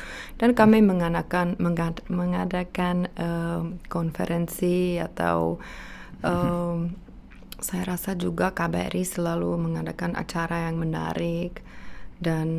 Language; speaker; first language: Indonesian; non-native, fluent; Czech